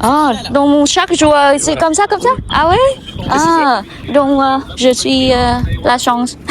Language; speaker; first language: French; non-native, learner; Vietnamese